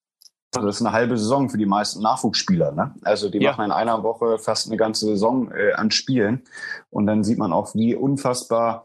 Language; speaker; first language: German; native; German